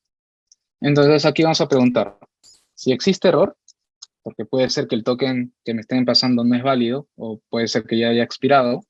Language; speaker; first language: Spanish; native; Spanish